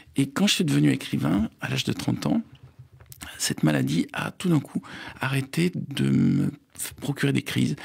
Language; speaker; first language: French; native; French